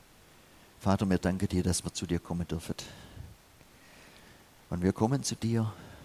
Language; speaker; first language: German; non-native, fluent; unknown